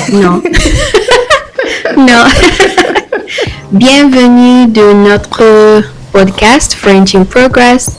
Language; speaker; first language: French; non-native, learner; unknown